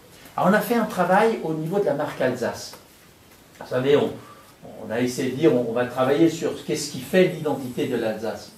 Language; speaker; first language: French; native; French